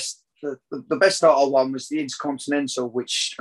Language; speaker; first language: English; native; English